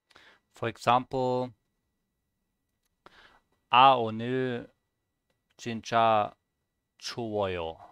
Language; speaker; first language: Korean; non-native, learner; German